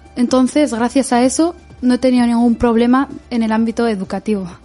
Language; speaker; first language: Spanish; native; Spanish